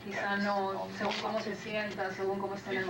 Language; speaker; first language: Spanish; native; Spanish